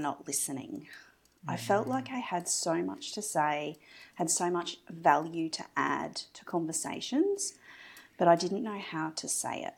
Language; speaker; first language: English; native; English